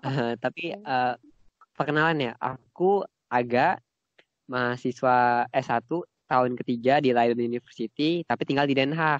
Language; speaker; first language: Indonesian; native; Indonesian